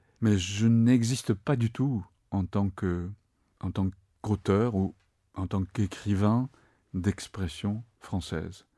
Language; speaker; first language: French; non-native, fluent; Japanese